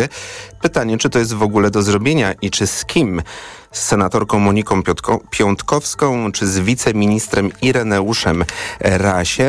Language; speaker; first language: Polish; native; Polish